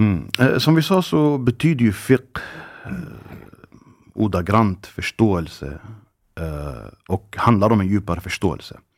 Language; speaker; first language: Swedish; early bilingual, other home language; Arabic